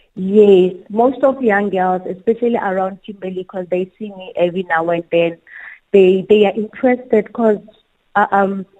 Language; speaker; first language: English; non-native, local second language; Southern Sotho